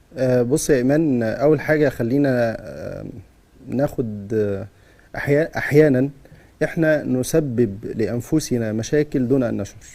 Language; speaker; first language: Egyptian Arabic; native; Egyptian Arabic